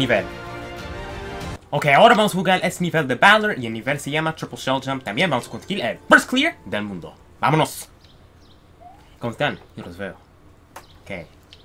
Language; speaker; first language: Spanish; early bilingual, heritage; Spanish